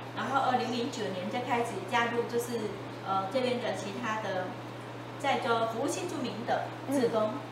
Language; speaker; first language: Chinese; non-native, fluent; Vietnamese